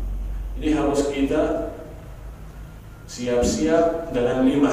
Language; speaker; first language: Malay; non-native, fluent; Arabic